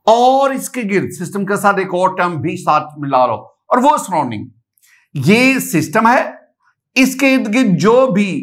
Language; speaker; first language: Urdu; non-native, local second language; Punjabi